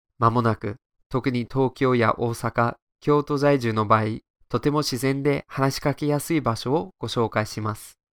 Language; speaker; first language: Japanese; non-native, fluent; English